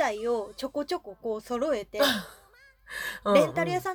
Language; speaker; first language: Japanese; native; Japanese